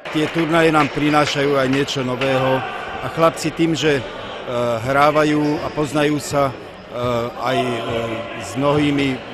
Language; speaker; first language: Slovak; native; Slovak